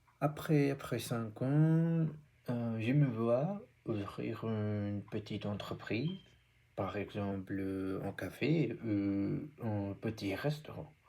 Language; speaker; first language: French; non-native, learner; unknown